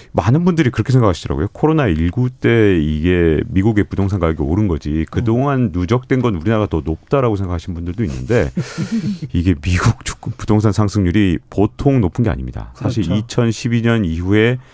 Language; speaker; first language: Korean; native; Korean